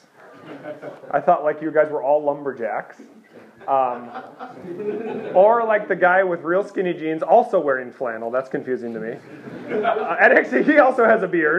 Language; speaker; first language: English; native; English